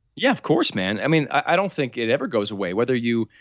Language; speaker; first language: English; native; English